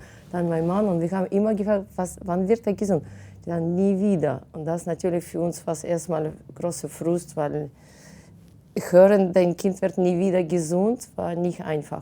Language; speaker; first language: German; non-native, fluent; Russian